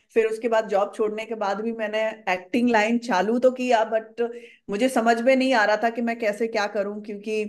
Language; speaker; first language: Hindi; native; Hindi